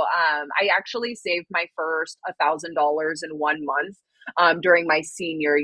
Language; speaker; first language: English; native; English